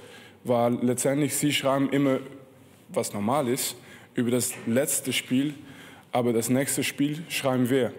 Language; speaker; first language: German; non-native, fluent; French